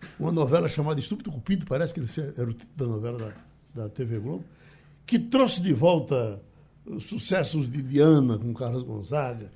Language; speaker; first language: Portuguese; native; Portuguese